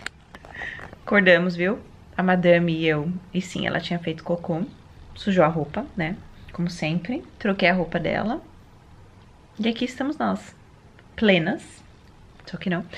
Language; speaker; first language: Portuguese; early bilingual, heritage; Portuguese